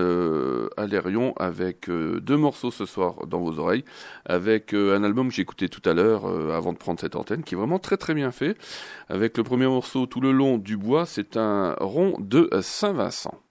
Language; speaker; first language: French; native; French